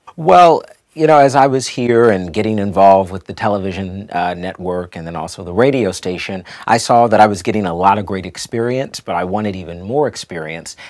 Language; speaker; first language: English; native; English